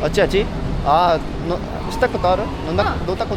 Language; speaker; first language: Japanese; non-native, learner; Korean